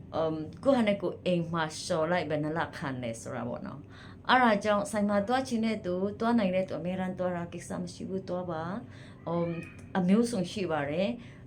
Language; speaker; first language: Burmese; native; Burmese